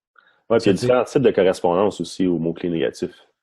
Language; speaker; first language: French; non-native, local second language; English